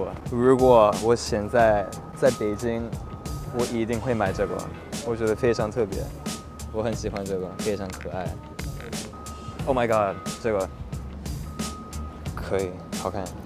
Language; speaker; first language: Chinese; non-native, fluent; English